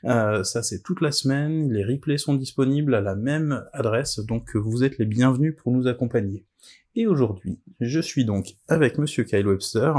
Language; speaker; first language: French; native; French